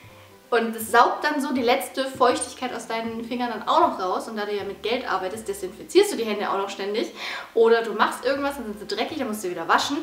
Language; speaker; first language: German; native; German